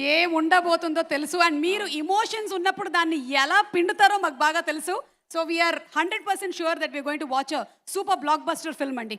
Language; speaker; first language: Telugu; native; Telugu